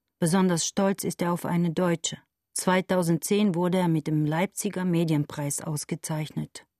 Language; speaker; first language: German; non-native, fluent; Bulgarian